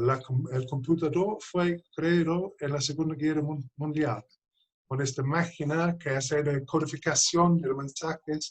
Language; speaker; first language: Spanish; non-native, fluent; English